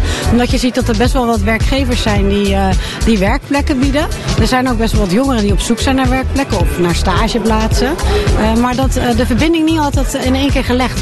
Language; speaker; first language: Dutch; native; Dutch